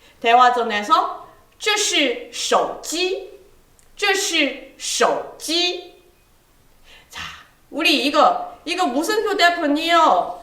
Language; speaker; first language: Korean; non-native, fluent; Chinese